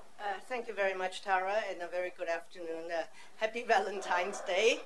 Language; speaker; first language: English; non-native, local second language; Cantonese